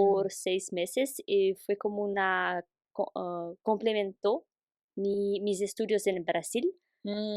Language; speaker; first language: Spanish; non-native, fluent; Portuguese